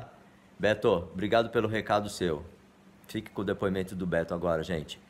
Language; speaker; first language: Portuguese; native; Portuguese